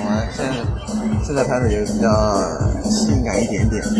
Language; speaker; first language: Chinese; early bilingual, heritage; Chinese